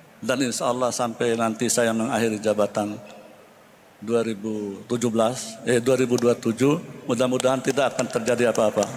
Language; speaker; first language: Indonesian; non-native, local second language; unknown